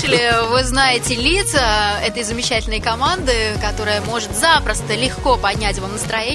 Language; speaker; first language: Russian; native; Russian